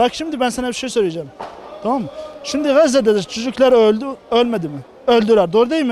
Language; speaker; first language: Turkish; non-native, learner; Arabic